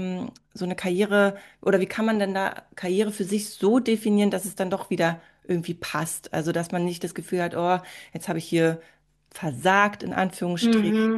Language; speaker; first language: German; native; German